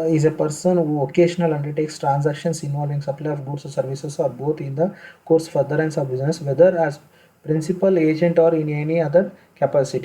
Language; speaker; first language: English; non-native, local second language; Kannada